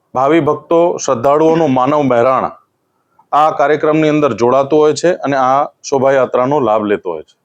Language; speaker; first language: Gujarati; non-native, local second language; Sindhi